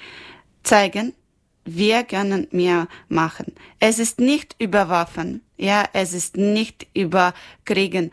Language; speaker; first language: German; non-native, learner; Ukrainian